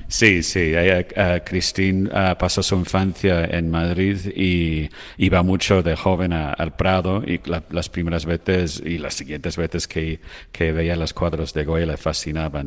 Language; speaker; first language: Spanish; non-native, fluent; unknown